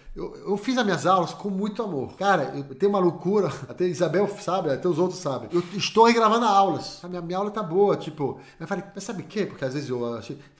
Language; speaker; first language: Portuguese; non-native, fluent; French